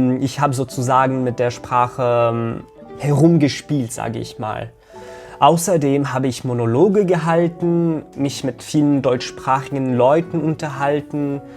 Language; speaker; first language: German; non-native, fluent; Arabic